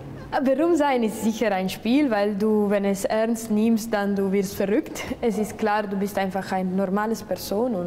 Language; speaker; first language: German; non-native, local second language; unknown